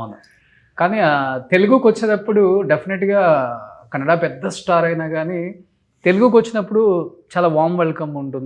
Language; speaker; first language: Telugu; native; Telugu